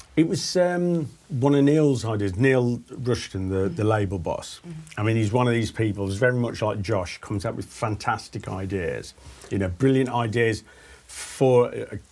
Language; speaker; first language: English; native; English